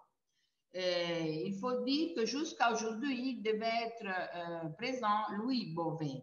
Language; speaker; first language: French; non-native, fluent; Italian